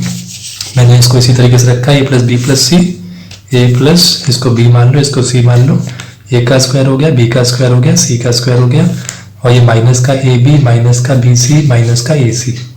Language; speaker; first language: Hindi; native; Hindi